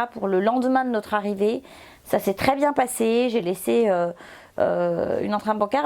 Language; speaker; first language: French; native; French